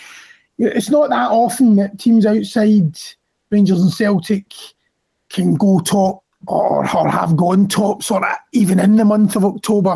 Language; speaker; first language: English; native; English